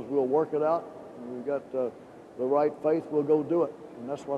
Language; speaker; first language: English; native; English